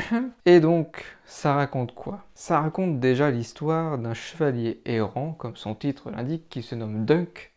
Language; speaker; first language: French; native; French